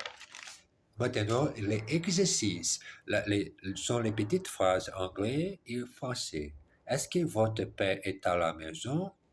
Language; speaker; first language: French; non-native, learner; Portuguese